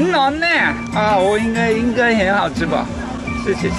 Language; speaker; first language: Chinese; non-native, learner; Japanese